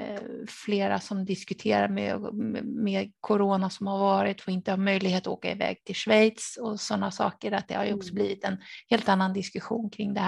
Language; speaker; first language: Swedish; native; Swedish